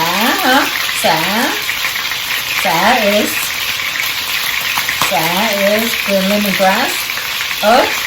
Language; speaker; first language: English; early bilingual, other home language; Vietnamese